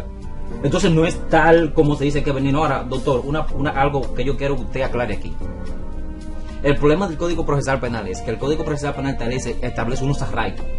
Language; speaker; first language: Spanish; native; Spanish